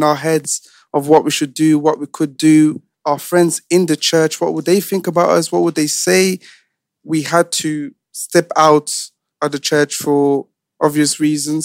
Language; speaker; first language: English; non-native, fluent; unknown